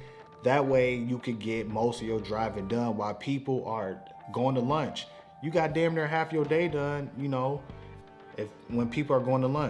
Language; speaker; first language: English; native; English